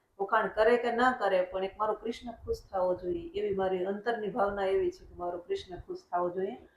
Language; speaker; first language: Gujarati; native; Gujarati